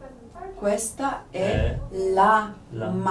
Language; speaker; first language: Italian; non-native, fluent; Polish